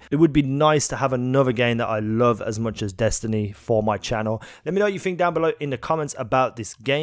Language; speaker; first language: English; native; English